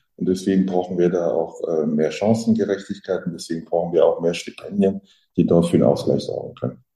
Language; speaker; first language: German; early bilingual, other home language; French